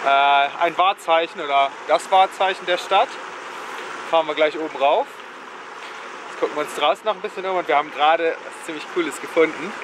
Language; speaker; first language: German; native; German